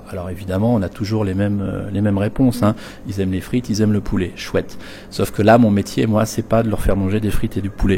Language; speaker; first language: French; native; French